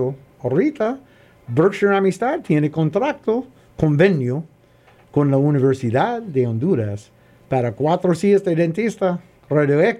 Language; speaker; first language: Spanish; non-native, learner; English